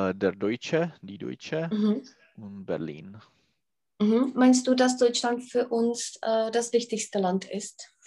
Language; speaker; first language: German; non-native, learner; Czech